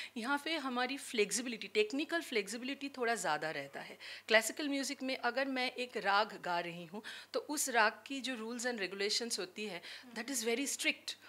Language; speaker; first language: Hindi; non-native, local second language; Bangla